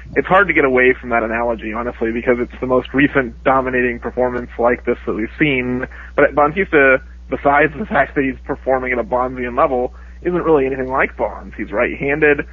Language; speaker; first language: English; native; English